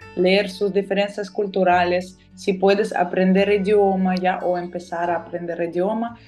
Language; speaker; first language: Spanish; non-native, fluent; Russian